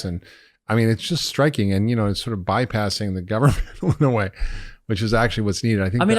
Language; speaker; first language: English; native; English